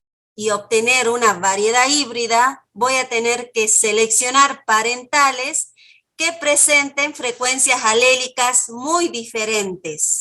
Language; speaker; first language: Spanish; native; Spanish